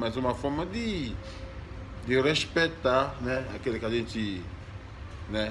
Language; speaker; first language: Portuguese; non-native, fluent; Yoruba